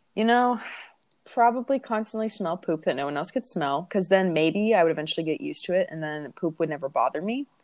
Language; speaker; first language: English; native; English